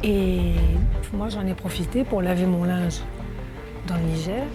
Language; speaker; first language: French; native; French